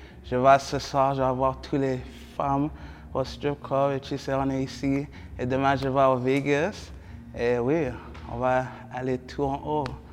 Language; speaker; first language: French; early bilingual, heritage; French